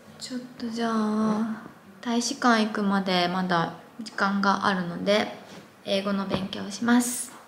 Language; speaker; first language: Japanese; native; Japanese